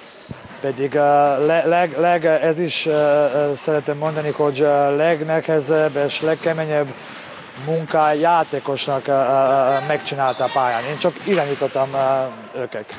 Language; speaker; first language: Hungarian; non-native, learner; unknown